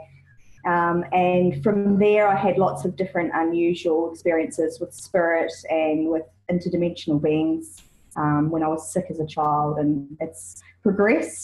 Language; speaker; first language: English; native; English